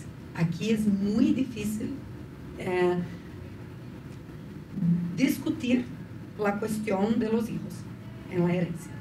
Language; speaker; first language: Spanish; non-native, fluent; Portuguese